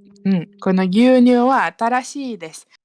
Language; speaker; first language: Japanese; non-native, fluent; Malay